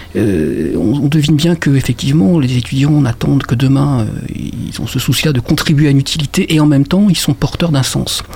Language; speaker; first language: French; native; French